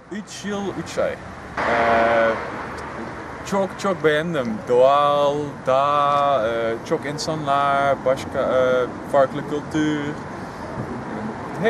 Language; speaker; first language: Turkish; non-native, learner; Dutch